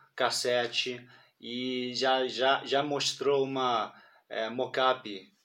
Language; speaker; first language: Portuguese; non-native, fluent; Chinese